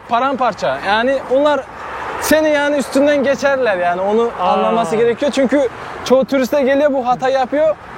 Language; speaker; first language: Turkish; non-native, fluent; Kyrgyz